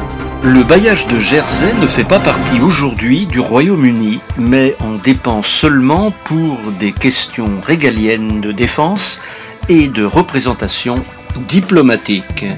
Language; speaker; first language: French; native; French